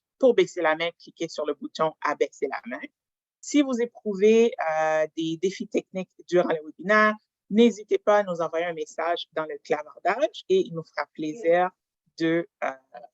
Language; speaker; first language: French; native; French